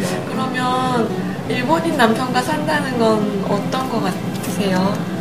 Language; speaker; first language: Korean; native; Korean